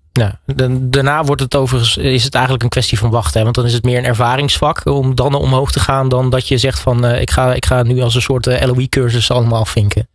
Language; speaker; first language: Dutch; native; Dutch